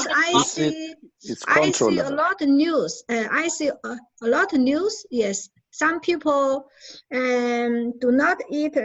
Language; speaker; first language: English; non-native, learner; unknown